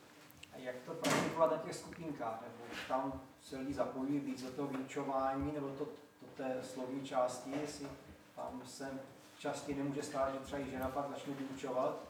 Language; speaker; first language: Czech; native; Czech